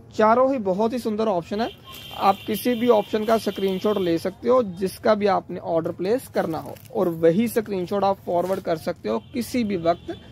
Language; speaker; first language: Hindi; non-native, local second language; Punjabi